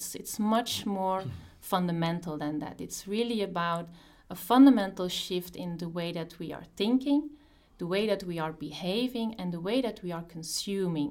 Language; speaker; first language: English; non-native, fluent; Dutch